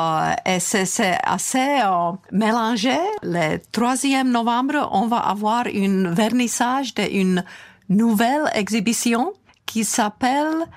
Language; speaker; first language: French; non-native, fluent; Czech